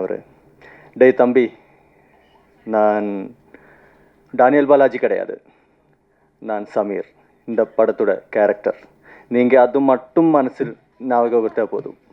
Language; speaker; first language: Tamil; non-native, fluent; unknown